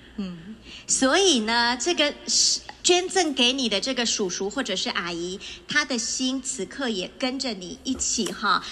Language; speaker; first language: Chinese; native; Chinese